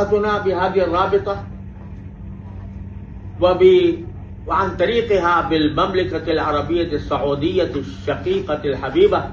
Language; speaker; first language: Arabic; non-native, fluent; Urdu